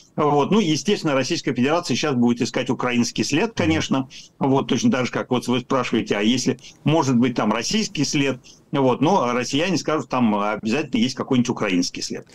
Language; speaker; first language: Russian; native; Russian